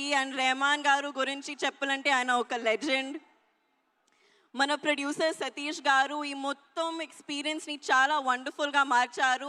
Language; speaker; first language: Telugu; non-native, learner; Hindi